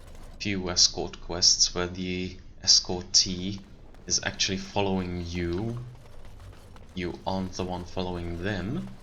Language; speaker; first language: English; non-native, fluent; German